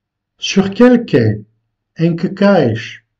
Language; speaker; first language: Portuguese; non-native, fluent; French